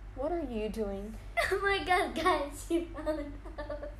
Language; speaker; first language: English; non-native, fluent; Arabic